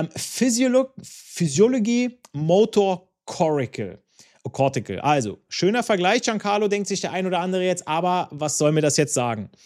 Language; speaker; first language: German; non-native, fluent; Italian